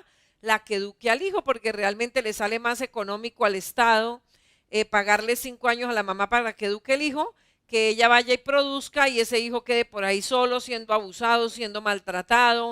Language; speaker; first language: Spanish; native; Spanish